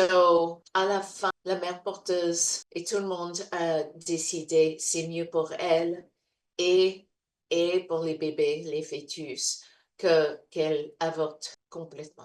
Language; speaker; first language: French; non-native, learner; English